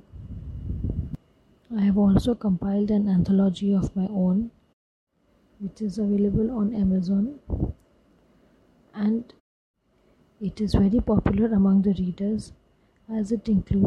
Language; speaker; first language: English; non-native, local second language; Hindi